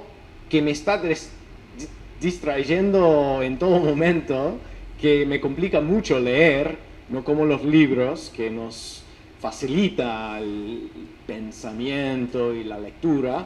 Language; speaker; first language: Spanish; non-native, fluent; English